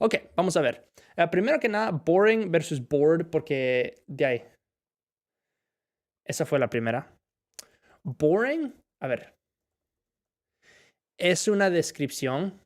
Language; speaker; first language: Spanish; non-native, fluent; English